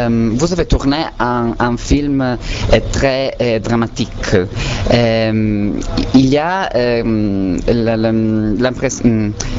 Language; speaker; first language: French; non-native, learner; Italian